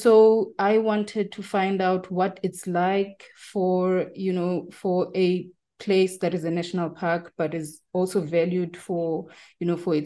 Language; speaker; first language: English; non-native, local second language; Tsonga